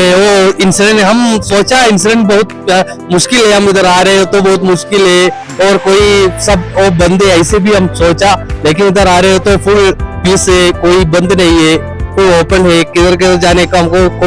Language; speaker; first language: Hindi; non-native, local second language; Malayalam